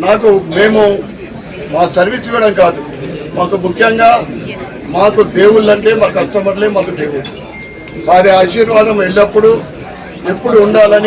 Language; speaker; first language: Telugu; native; Telugu